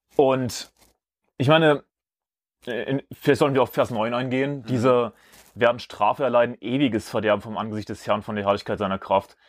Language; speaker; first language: German; native; German